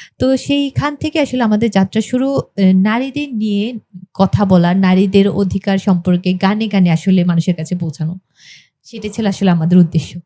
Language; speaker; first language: Bangla; non-native, local second language; Garo